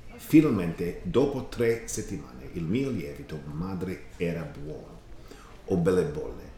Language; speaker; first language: Italian; non-native, learner; English